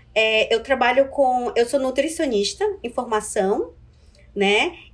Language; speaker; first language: Portuguese; non-native, local second language; Ticuna